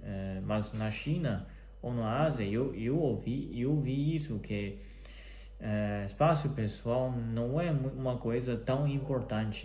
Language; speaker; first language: Portuguese; non-native, fluent; Chinese